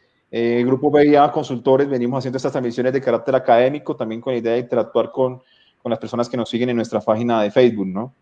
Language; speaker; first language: Spanish; native; Spanish